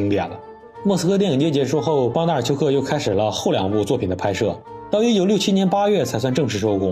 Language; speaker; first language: Chinese; native; Chinese